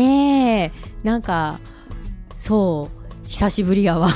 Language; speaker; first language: Japanese; native; Japanese